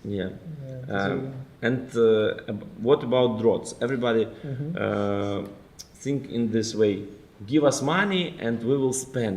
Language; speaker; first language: English; non-native, fluent; Ukrainian